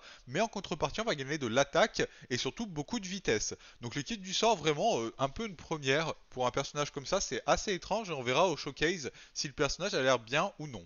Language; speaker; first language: French; native; French